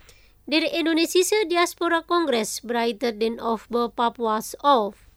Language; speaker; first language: German; non-native, fluent; Indonesian